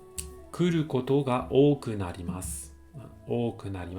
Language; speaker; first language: Japanese; non-native, fluent; French